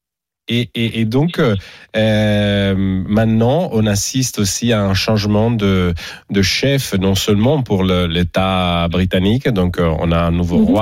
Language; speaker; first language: French; native; French